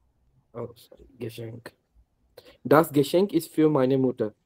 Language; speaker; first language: German; non-native, learner; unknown